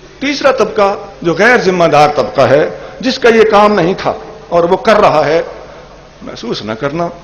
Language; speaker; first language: Urdu; non-native, local second language; Punjabi